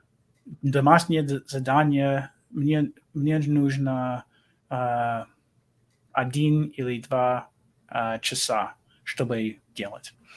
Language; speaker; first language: Russian; non-native, learner; English